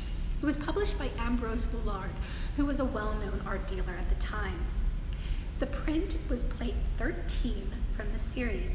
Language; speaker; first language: English; native; English